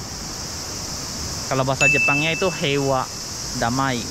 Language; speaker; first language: Indonesian; native; Indonesian